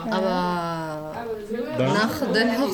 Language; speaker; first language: German; non-native, learner; Arabic